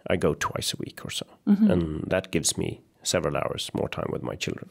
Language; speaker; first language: English; non-native, fluent; Swedish